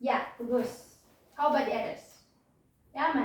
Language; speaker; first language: English; non-native, learner; Indonesian